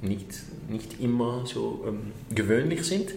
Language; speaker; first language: German; non-native, fluent; Arabic